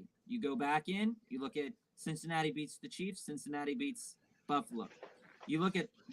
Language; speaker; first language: English; native; English